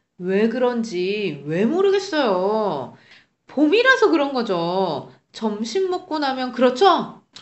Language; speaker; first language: Korean; native; Korean